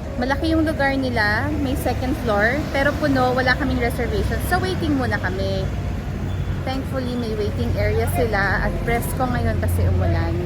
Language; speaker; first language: Filipino; native; Filipino